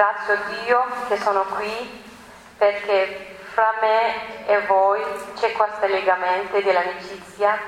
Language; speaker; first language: Italian; non-native, learner; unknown